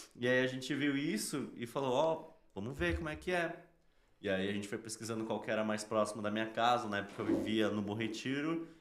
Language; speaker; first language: Portuguese; native; Portuguese